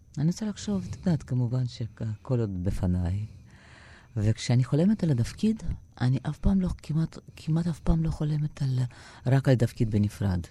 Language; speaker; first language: Hebrew; non-native, fluent; Russian